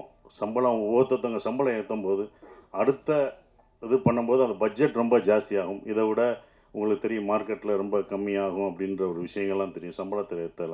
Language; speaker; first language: Tamil; native; Tamil